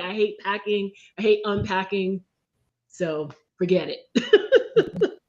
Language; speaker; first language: English; native; English